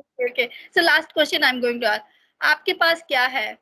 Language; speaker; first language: English; non-native, learner; Hindi